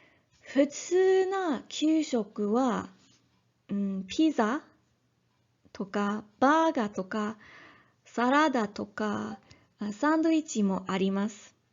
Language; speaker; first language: Japanese; non-native, learner; English